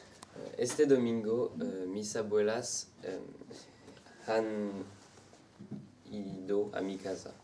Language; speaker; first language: Spanish; non-native, learner; French